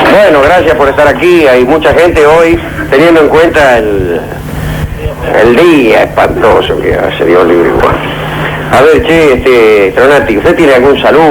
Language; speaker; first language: Spanish; native; Spanish